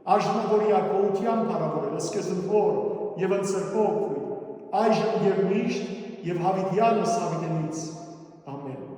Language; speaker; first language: Armenian; early bilingual, heritage; Armenian